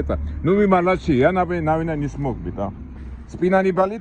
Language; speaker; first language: Russian; non-native, fluent; Georgian